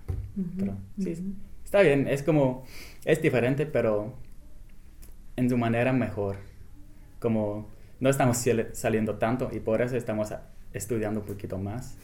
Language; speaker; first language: Spanish; non-native, fluent; English